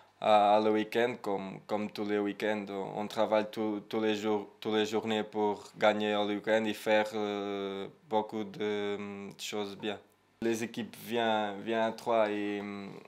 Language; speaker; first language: French; non-native, learner; Portuguese